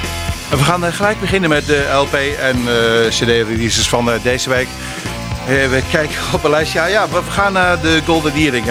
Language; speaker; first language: Dutch; native; Dutch